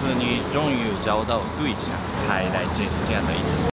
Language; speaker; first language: Chinese; non-native, fluent; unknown